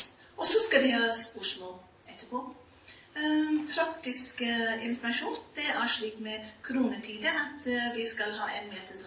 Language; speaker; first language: Norwegian; non-native, fluent; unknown